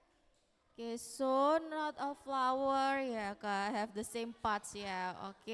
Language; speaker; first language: English; non-native, learner; Indonesian